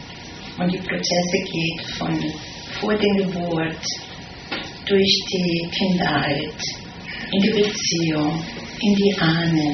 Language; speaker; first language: German; non-native, fluent; Italian